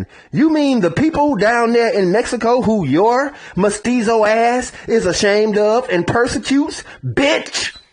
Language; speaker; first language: English; native; English